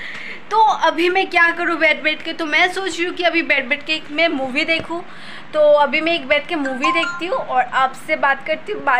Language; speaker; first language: Hindi; non-native, local second language; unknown